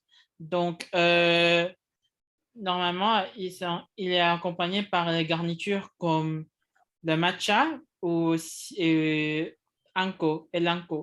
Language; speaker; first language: French; non-native, fluent; Indonesian